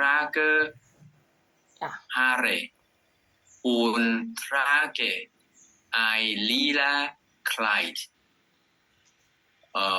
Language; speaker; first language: German; non-native, learner; Thai